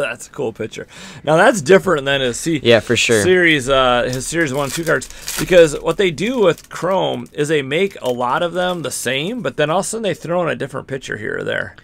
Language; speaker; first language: English; native; English